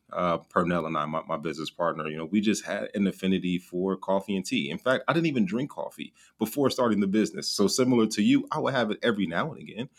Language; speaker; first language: English; native; English